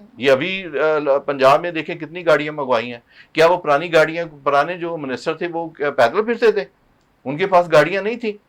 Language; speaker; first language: Urdu; non-native, local second language; Punjabi